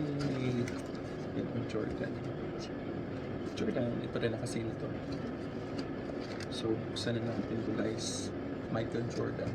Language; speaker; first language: Filipino; native; Filipino